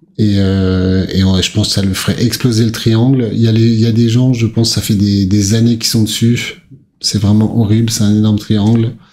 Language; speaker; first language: French; native; French